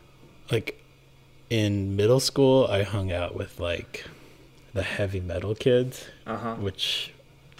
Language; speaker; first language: English; early bilingual, other home language; Cantonese